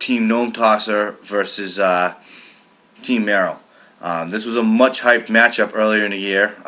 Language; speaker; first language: English; native; English